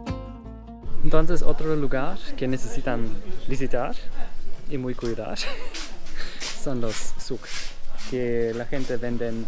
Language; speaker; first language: Spanish; non-native, learner; German